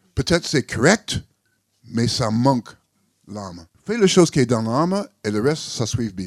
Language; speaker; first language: French; non-native, learner; English